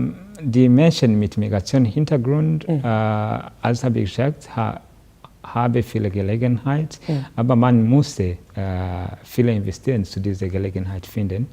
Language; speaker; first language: German; non-native, learner; Kinyarwanda